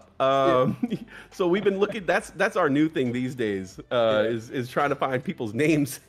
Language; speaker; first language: English; native; English